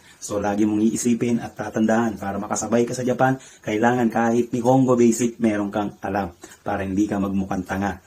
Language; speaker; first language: Filipino; native; Filipino